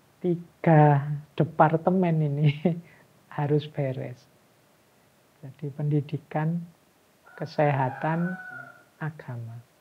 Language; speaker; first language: Indonesian; non-native, local second language; Javanese